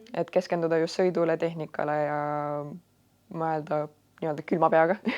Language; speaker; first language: Estonian; non-native, local second language; Russian